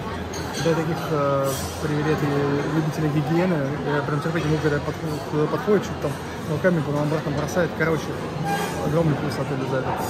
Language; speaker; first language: Russian; native; Russian